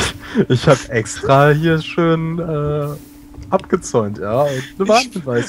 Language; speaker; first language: German; native; German